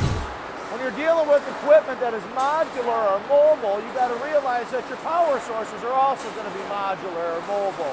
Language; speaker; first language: English; native; English